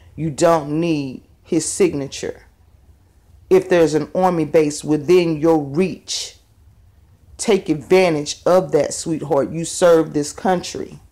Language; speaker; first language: English; native; English